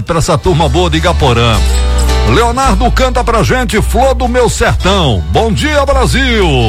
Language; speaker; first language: Portuguese; native; Portuguese